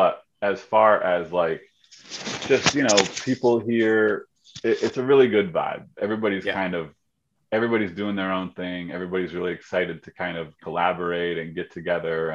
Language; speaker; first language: English; native; English